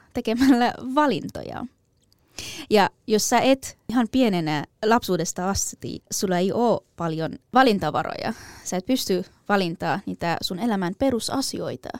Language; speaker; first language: Finnish; non-native, fluent; Persian